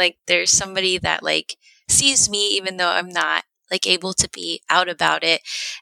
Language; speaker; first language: English; early bilingual, other home language; Spanish